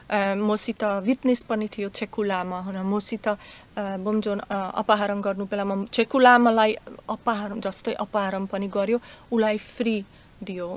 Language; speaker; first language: Nepali; non-native, fluent; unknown